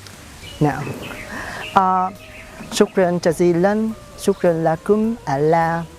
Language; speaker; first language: Arabic; non-native, learner; Vietnamese